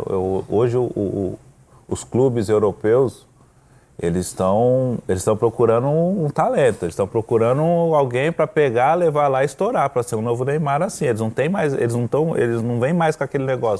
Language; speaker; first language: Portuguese; native; Portuguese